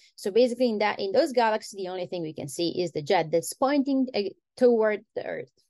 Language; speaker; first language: English; non-native, fluent; Italian